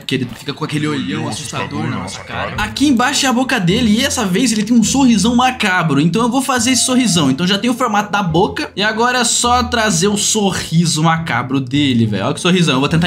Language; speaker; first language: Portuguese; native; Portuguese